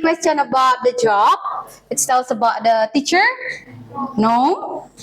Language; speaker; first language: English; non-native, learner; Indonesian